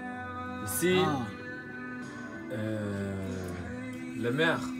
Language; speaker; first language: French; non-native, learner; Lithuanian